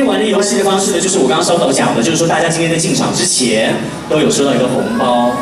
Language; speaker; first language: Chinese; native; Chinese